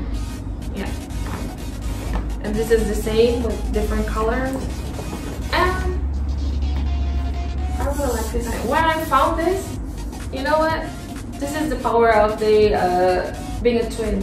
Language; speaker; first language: English; non-native, fluent; Indonesian